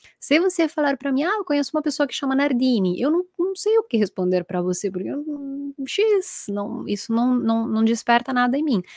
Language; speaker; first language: Portuguese; non-native, fluent; Italian